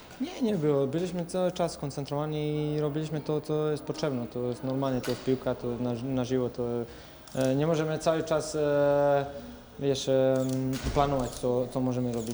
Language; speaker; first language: Polish; non-native, learner; Serbian